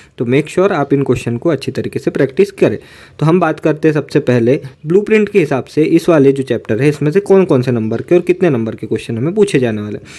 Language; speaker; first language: Hindi; native; Hindi